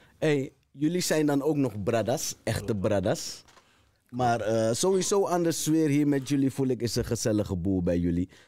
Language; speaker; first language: Dutch; native; Dutch